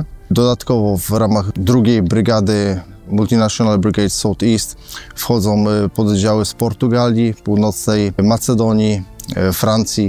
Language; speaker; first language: Polish; native; Polish